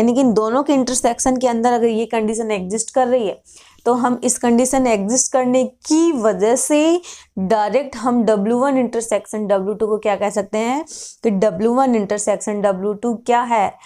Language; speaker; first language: Hindi; native; Hindi